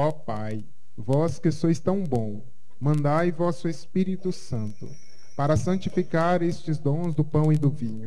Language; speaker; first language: Portuguese; native; Portuguese